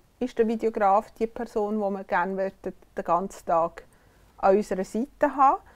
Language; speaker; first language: German; native; German